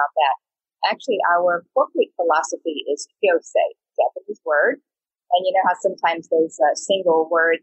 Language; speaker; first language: English; native; English